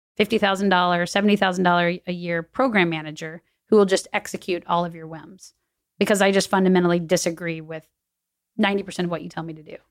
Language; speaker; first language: English; native; English